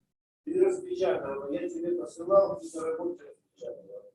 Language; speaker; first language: Russian; native; Russian